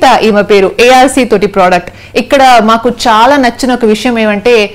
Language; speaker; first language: Telugu; native; Telugu